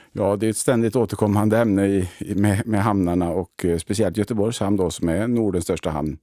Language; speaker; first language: Swedish; native; Swedish